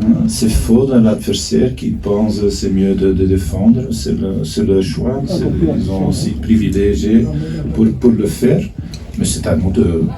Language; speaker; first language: French; non-native, fluent; Dutch